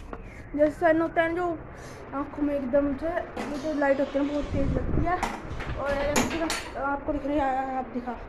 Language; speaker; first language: Hindi; native; Hindi